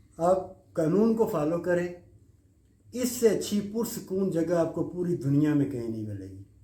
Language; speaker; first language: Urdu; non-native, local second language; Punjabi